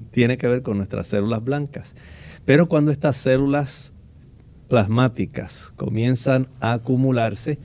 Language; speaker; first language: Spanish; native; Spanish